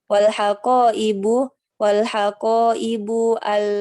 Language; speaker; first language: Arabic; non-native, learner; Indonesian